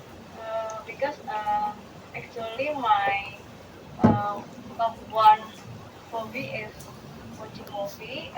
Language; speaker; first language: English; non-native, learner; Indonesian